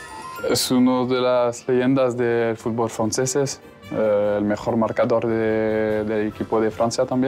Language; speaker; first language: Spanish; non-native, fluent; French